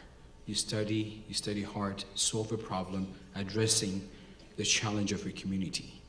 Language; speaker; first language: English; non-native, local second language; Amharic